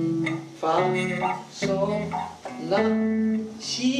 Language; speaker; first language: Chinese; non-native, fluent; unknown